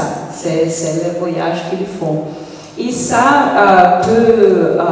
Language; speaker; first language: French; non-native, fluent; Portuguese